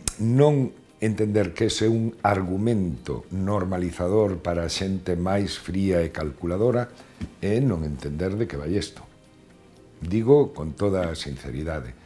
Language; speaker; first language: Galician; non-native, local second language; Spanish